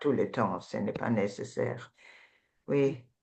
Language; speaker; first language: French; non-native, learner; English